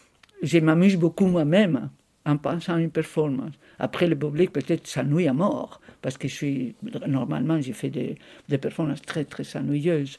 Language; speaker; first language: French; non-native, fluent; Spanish